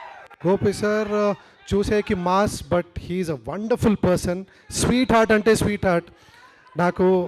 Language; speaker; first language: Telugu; non-native, learner; Kannada